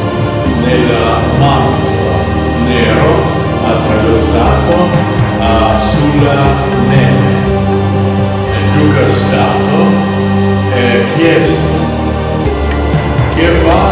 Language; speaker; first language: Italian; non-native, learner; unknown